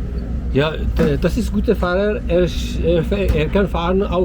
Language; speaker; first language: German; non-native, learner; Czech